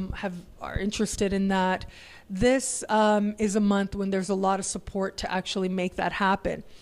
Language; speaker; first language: English; native; English